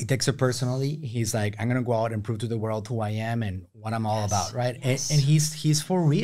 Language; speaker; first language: English; native; English